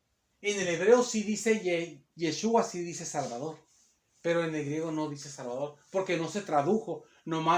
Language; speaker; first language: Spanish; native; Spanish